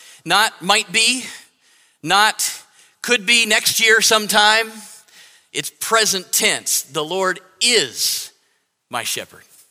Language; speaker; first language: English; native; English